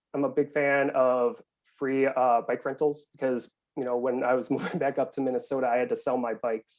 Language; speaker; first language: English; native; English